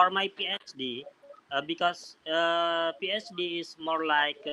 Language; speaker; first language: English; non-native, learner; Indonesian